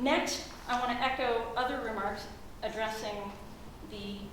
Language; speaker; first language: English; native; English